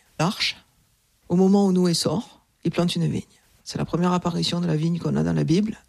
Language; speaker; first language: French; native; French